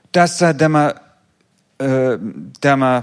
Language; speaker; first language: Finnish; non-native, fluent; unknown